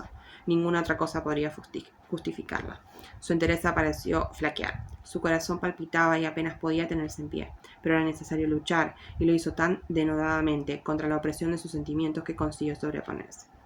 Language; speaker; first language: Spanish; native; Spanish